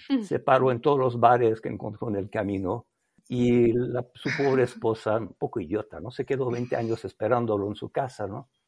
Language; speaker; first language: Spanish; non-native, fluent; French